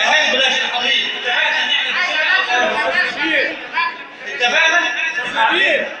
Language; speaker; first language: Arabic; native; Arabic